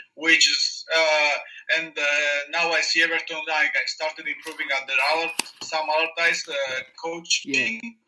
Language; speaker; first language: English; non-native, fluent; Greek